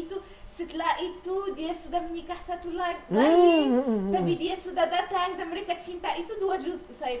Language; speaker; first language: Indonesian; non-native, learner; Arabic